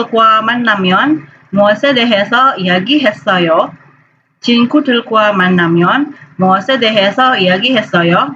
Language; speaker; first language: Korean; non-native, fluent; Indonesian